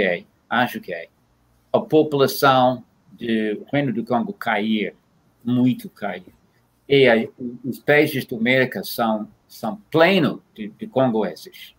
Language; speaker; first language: Portuguese; non-native, fluent; English